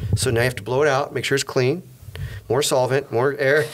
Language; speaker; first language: English; native; English